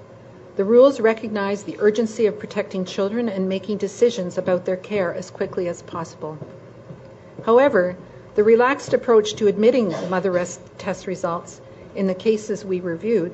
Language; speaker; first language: English; native; English